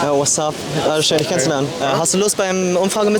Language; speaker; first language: German; native; German